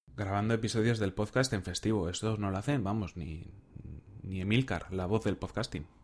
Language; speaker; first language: Spanish; native; Spanish